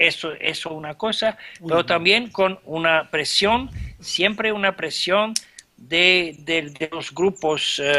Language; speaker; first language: Spanish; non-native, fluent; French